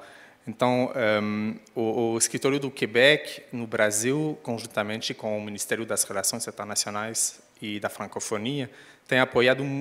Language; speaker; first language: Portuguese; non-native, fluent; French